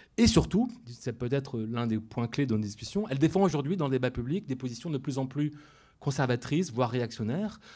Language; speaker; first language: French; native; French